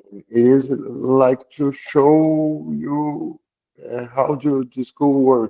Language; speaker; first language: English; non-native, learner; Portuguese